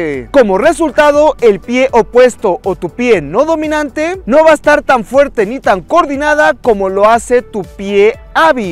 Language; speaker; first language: Spanish; native; Spanish